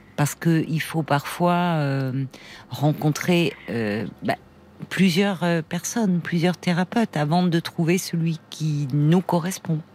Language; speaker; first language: French; native; French